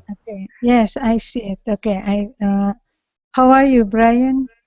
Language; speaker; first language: English; non-native, learner; Indonesian